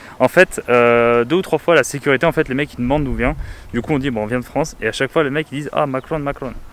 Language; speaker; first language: French; native; French